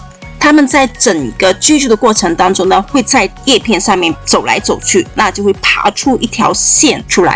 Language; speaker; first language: Chinese; native; Chinese